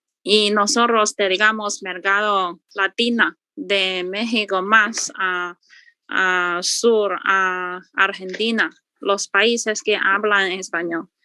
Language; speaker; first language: Spanish; non-native, learner; Chinese